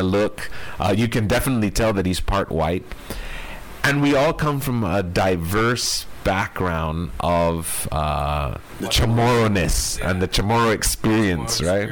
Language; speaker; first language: English; early bilingual, other home language; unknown